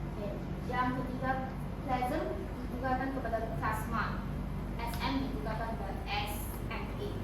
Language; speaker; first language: Malay; non-native, local second language; Chinese